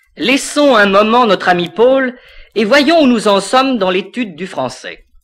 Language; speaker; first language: French; native; French